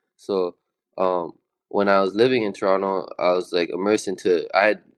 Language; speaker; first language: English; native; English